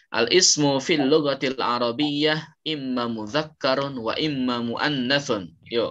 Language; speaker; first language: Arabic; non-native, fluent; Indonesian